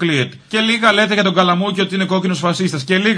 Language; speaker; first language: Greek; native; Greek